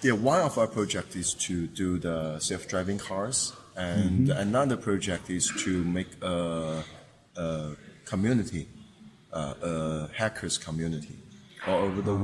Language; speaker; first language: English; non-native, fluent; Chinese